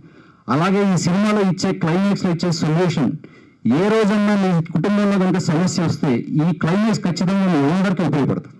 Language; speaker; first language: Telugu; native; Telugu